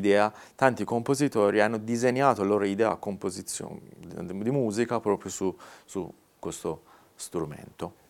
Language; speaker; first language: Italian; non-native, fluent; Persian